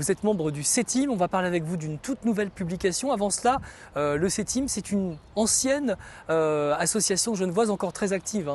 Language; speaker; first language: French; native; French